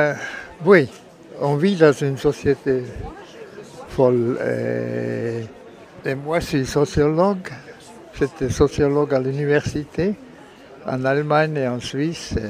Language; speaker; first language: French; non-native, local second language; German